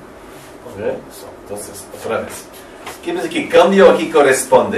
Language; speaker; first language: Spanish; non-native, learner; French